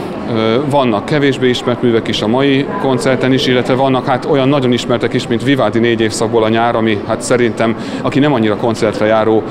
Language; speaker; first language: Hungarian; native; Hungarian